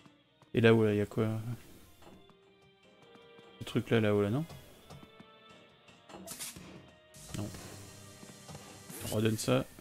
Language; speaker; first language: French; native; French